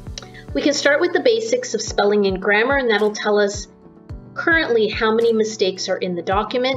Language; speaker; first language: English; native; English